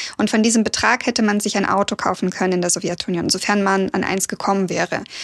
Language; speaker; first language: German; early bilingual, other home language; Russian